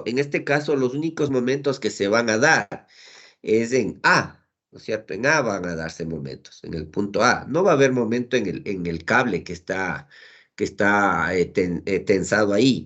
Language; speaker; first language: Spanish; native; Spanish